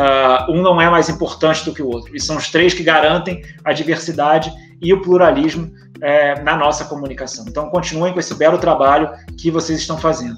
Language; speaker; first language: Portuguese; native; Portuguese